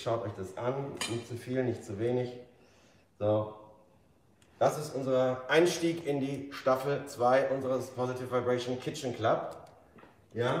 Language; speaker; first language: German; native; German